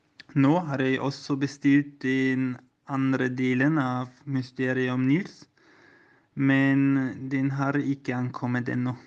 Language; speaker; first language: Norwegian; non-native, learner; German